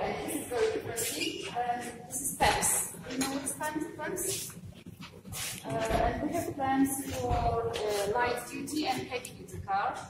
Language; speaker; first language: English; non-native, fluent; Polish